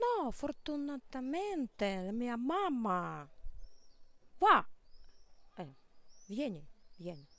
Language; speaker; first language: Italian; non-native, learner; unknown